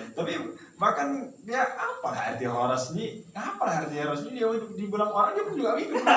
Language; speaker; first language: Indonesian; non-native, local second language; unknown